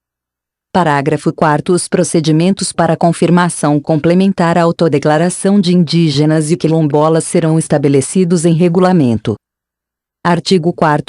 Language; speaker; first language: Portuguese; native; Portuguese